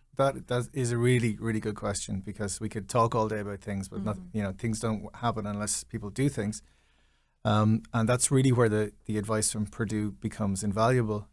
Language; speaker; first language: English; native; English